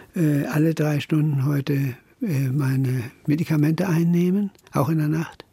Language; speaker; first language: German; native; German